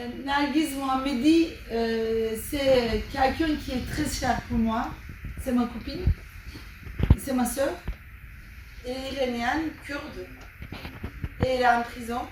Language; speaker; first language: French; non-native, fluent; Turkish